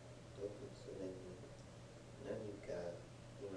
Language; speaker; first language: Japanese; non-native, learner; English